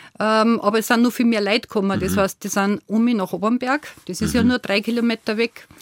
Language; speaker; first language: German; native; German